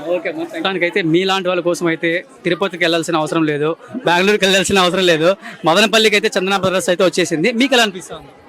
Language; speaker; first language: Telugu; native; Telugu